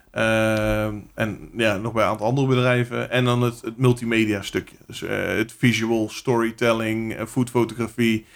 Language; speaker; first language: Dutch; native; Dutch